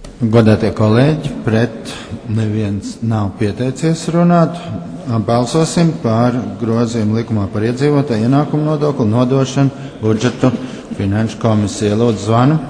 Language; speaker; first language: Latvian; native; Latvian